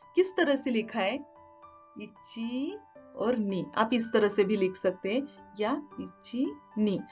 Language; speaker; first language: Hindi; non-native, local second language; Marathi